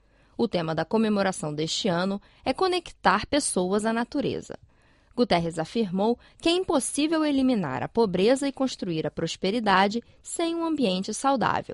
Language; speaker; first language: Portuguese; non-native, fluent; Chinese